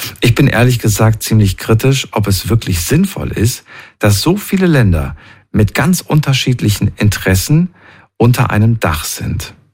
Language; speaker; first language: German; native; German